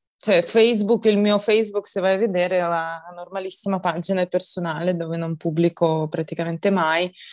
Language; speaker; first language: Italian; non-native, fluent; Russian